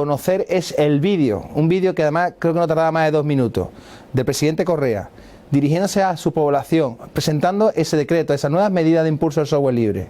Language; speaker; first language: Spanish; native; Spanish